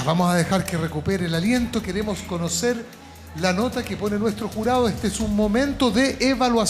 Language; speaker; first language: Spanish; native; Spanish